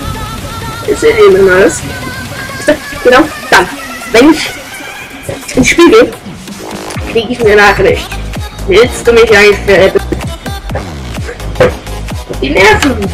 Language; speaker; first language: German; native; German